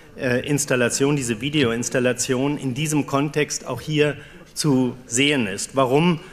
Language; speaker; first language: German; native; German